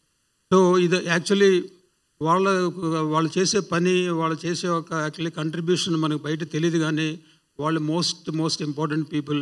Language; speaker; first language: Telugu; native; Telugu